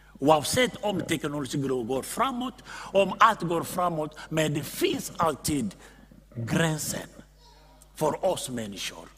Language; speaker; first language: Swedish; non-native, fluent; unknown